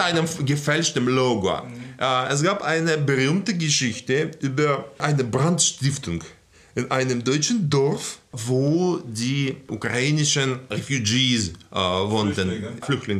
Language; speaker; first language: German; non-native, fluent; Russian